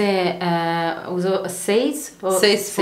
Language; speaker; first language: Portuguese; non-native, learner; Croatian